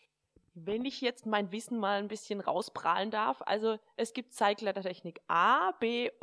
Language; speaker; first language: German; native; German